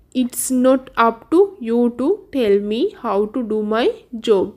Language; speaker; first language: English; non-native, local second language; Sinhala